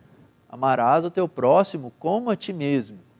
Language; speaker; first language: Portuguese; native; Portuguese